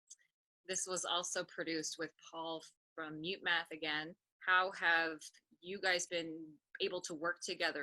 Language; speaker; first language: English; native; English